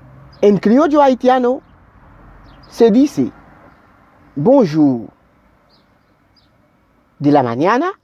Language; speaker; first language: Spanish; non-native, learner; Haitian Creole